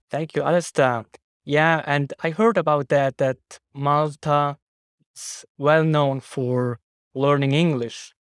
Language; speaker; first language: English; non-native, fluent; Swiss German